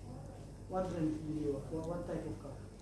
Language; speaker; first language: English; non-native, fluent; Romanian